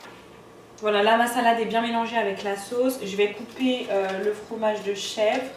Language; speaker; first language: French; native; French